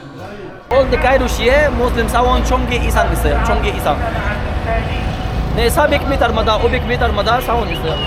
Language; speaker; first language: Korean; non-native, learner; Arabic